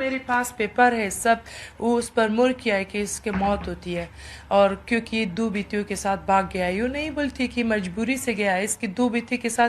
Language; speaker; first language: Hindi; non-native, learner; Persian